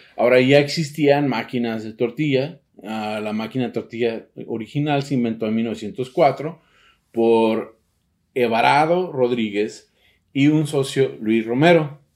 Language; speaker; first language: Spanish; early bilingual, heritage; Spanish